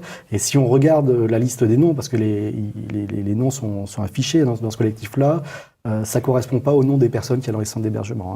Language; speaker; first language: French; native; French